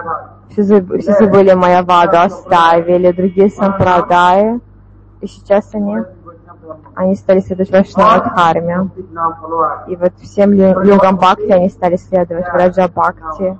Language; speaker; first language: Russian; non-native, fluent; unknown